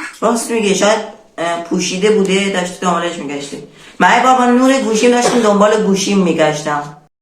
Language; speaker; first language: Persian; native; Persian